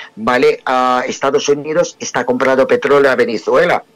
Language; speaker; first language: Spanish; non-native, fluent; Russian